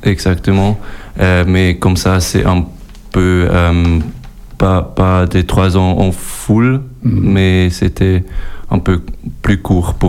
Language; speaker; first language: French; non-native, local second language; German